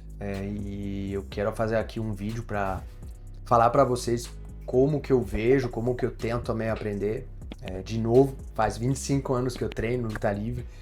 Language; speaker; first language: Portuguese; non-native, fluent; French